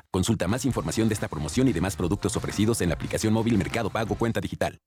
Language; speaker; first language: Spanish; native; Spanish